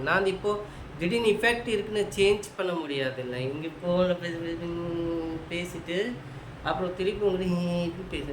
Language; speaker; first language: Tamil; non-native, local second language; Urdu